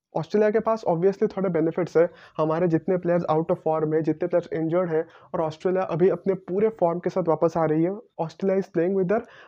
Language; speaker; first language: Hindi; non-native, local second language; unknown